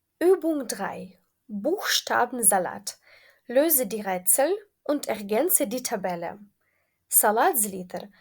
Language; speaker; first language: German; non-native, fluent; Ukrainian